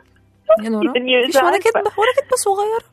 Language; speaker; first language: Arabic; native; Arabic